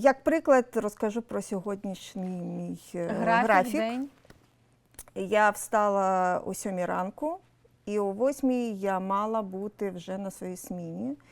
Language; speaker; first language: Ukrainian; non-native, local second language; Russian